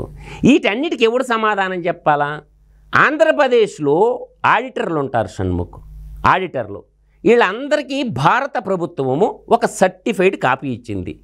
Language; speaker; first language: Telugu; native; Telugu